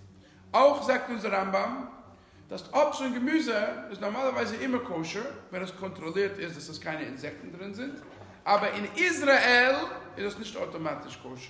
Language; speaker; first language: German; non-native, fluent; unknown